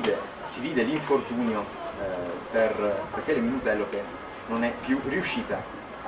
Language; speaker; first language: Italian; native; Italian